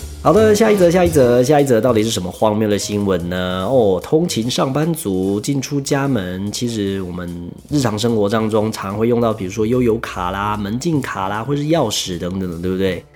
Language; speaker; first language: Chinese; native; Chinese